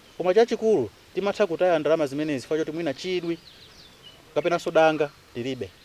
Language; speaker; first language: Nyanja; non-native, local second language; Tumbuka